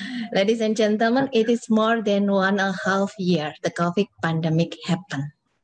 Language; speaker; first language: English; non-native, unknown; Indonesian